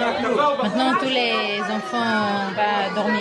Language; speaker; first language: French; non-native, learner; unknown